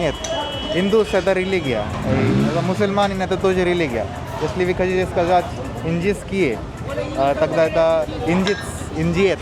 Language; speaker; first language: Russian; non-native, learner; Hindi